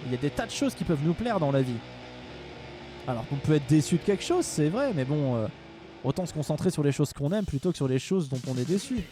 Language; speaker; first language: French; native; French